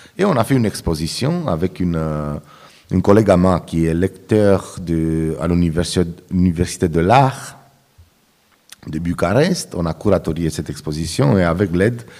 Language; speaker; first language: French; non-native, fluent; Romanian